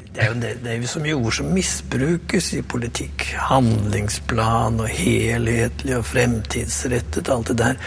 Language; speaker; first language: Norwegian; native; Norwegian